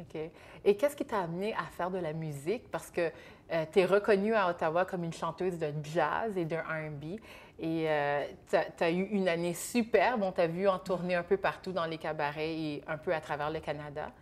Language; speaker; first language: French; native; French